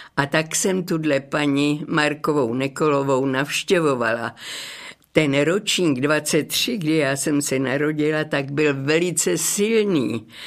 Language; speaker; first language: Czech; native; Czech